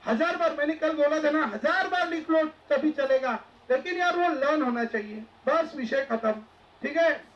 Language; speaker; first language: Hindi; non-native, local second language; Marathi